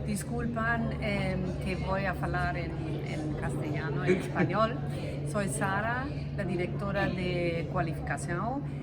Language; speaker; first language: Spanish; non-native, fluent; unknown